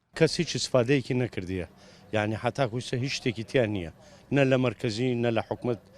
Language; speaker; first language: Central Kurdish; native; Central Kurdish